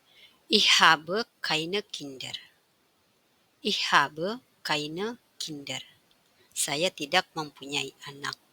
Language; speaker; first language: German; non-native, fluent; Indonesian